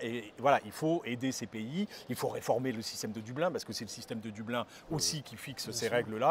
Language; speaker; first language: French; native; French